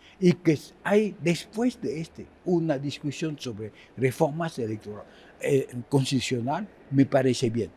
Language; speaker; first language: Spanish; non-native, fluent; Haitian Creole